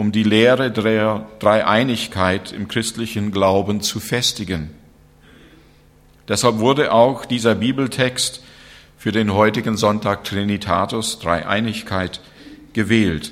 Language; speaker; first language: German; non-native, fluent; English